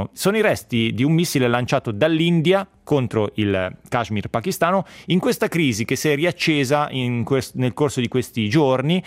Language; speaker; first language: Italian; native; Italian